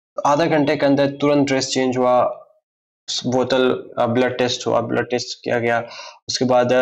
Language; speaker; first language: Hindi; native; Hindi